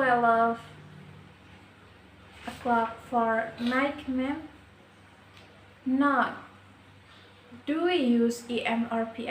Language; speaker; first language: English; non-native, learner; Indonesian